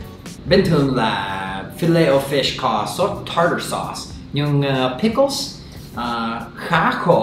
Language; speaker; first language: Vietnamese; non-native, fluent; English